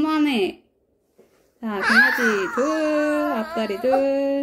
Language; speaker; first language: Korean; native; Korean